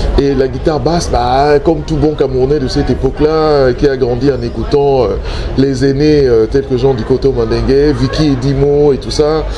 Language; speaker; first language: French; non-native, local second language; Duala